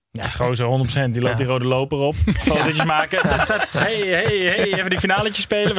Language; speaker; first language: Dutch; native; Dutch